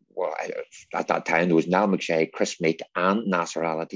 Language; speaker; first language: English; native; English